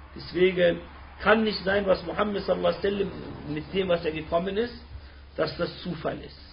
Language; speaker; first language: German; early bilingual, other home language; Turkish